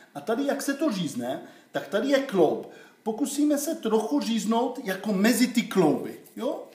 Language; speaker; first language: Czech; non-native, fluent; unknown